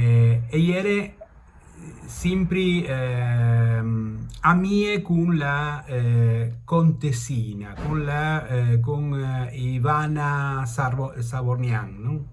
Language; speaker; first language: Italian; early bilingual, heritage; Spanish